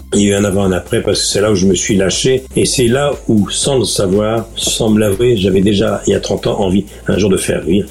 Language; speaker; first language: French; native; French